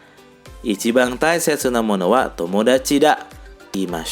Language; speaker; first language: Japanese; non-native, fluent; Indonesian